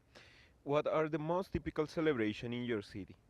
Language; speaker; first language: English; non-native, learner; Spanish